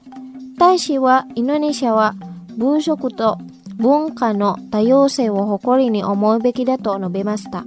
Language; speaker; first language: Japanese; non-native, fluent; Indonesian